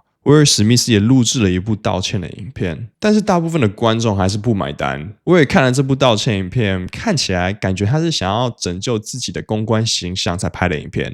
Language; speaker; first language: Chinese; native; Chinese